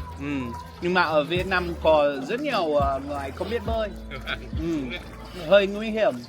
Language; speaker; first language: Vietnamese; non-native, learner; English